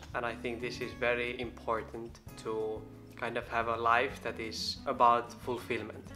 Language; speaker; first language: English; non-native, fluent; Finnish